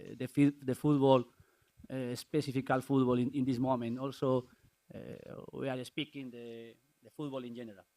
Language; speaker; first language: English; non-native, learner; Spanish